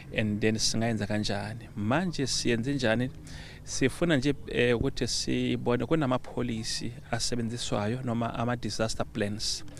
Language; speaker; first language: Zulu; native; Zulu